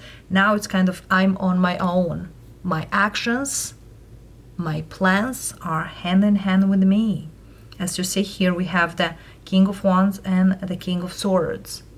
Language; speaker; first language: English; non-native, fluent; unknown